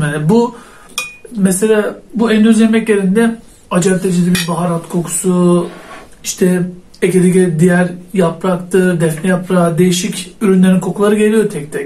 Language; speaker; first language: Turkish; native; Turkish